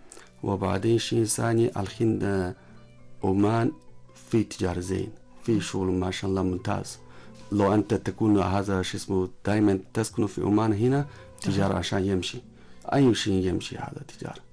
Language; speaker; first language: Arabic; non-native, learner; Chinese